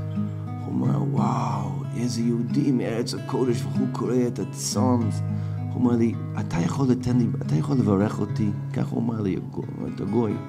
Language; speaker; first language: Hebrew; non-native, fluent; English